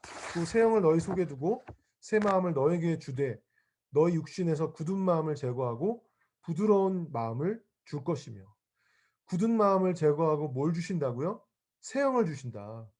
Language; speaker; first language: Korean; native; Korean